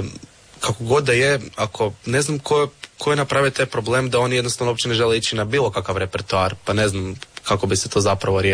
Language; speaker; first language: Serbian; native; Serbian